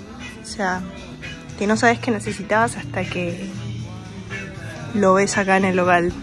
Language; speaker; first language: Spanish; native; Spanish